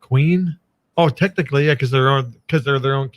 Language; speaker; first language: English; native; English